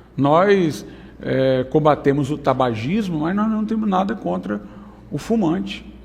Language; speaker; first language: Portuguese; native; Portuguese